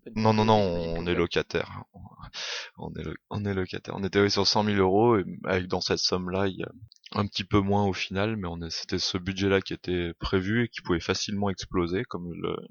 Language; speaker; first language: French; native; French